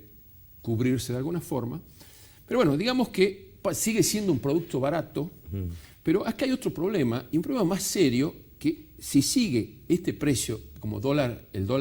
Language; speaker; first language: Spanish; native; Spanish